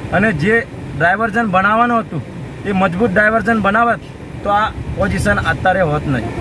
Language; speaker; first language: Gujarati; non-native, local second language; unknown